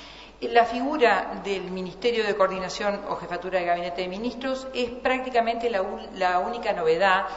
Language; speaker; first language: Spanish; native; Spanish